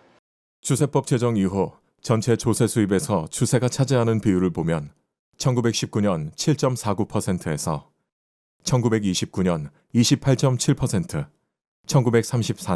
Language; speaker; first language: Korean; native; Korean